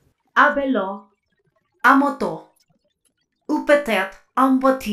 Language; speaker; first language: French; non-native, fluent; Spanish